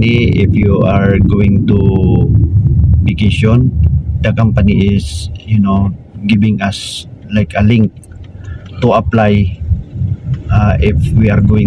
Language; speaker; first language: English; non-native, learner; Filipino